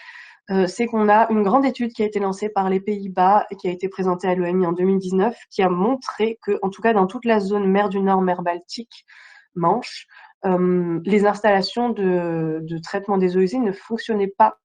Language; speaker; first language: French; native; French